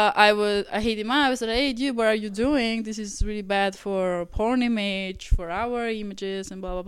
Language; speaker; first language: English; non-native, fluent; Italian